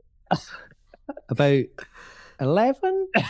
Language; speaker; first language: English; native; English